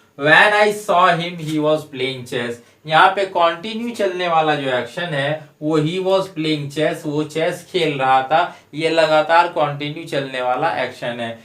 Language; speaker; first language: Hindi; native; Hindi